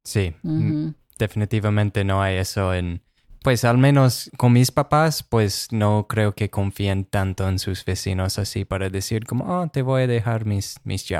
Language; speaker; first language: Spanish; non-native, fluent; English